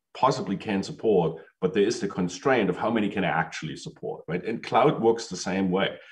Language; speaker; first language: English; non-native, fluent; German